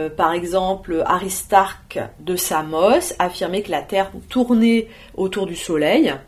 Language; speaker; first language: French; native; French